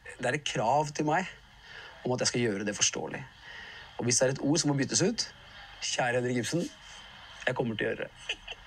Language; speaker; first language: Norwegian; native; Norwegian